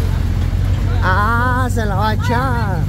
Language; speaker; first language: Spanish; native; Spanish